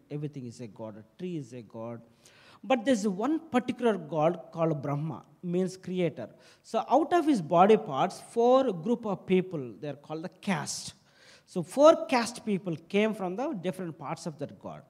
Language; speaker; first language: English; non-native, local second language; Telugu